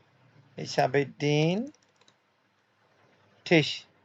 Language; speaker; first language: German; non-native, learner; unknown